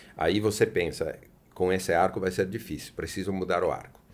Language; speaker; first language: Portuguese; non-native, fluent; Italian